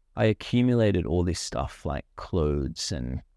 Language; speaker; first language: English; non-native, local second language; Sinhala